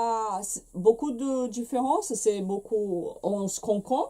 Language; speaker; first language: French; non-native, fluent; Portuguese